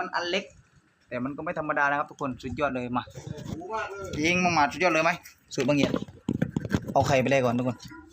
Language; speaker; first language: Thai; native; Thai